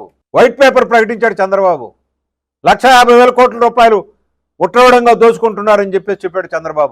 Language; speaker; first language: Telugu; native; Telugu